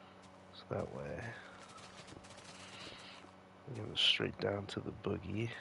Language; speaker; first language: English; native; English